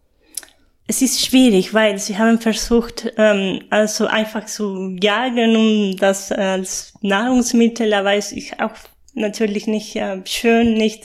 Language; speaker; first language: German; non-native, fluent; Spanish